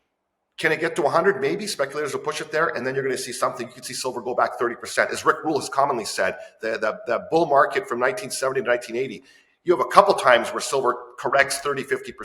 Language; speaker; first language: English; native; English